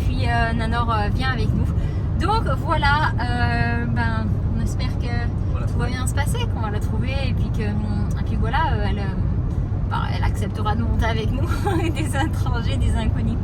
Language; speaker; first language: French; native; French